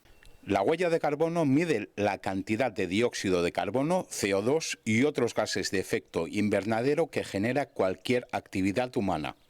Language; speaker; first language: Spanish; native; Spanish